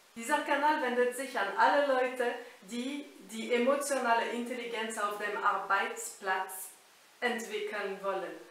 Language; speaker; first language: German; non-native, fluent; French